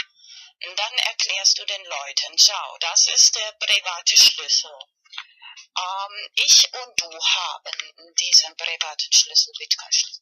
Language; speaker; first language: German; non-native, fluent; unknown